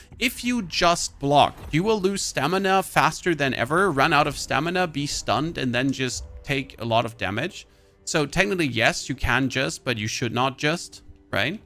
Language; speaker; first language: English; non-native, fluent; German